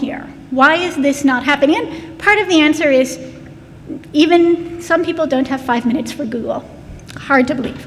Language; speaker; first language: English; native; English